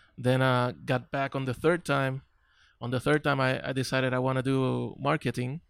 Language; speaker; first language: English; non-native, local second language; Spanish